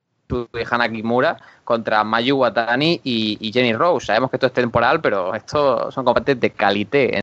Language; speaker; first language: Spanish; native; Spanish